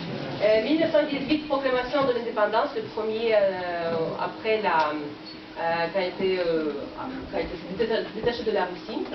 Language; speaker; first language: French; non-native, fluent; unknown